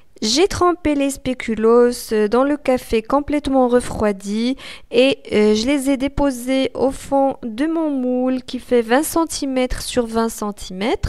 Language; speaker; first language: French; non-native, local second language; Arabic